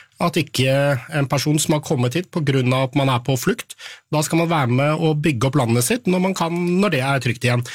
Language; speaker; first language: Norwegian; native; Norwegian